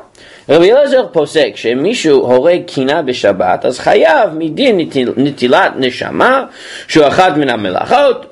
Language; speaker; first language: Hebrew; non-native, fluent; English